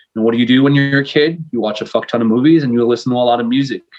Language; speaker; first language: English; non-native, fluent; French